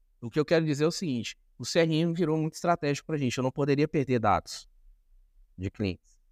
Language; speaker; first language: Portuguese; native; Portuguese